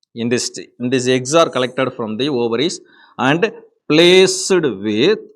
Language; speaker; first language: English; non-native, local second language; Tamil